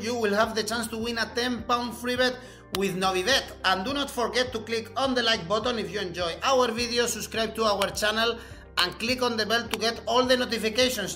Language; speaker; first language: English; non-native, fluent; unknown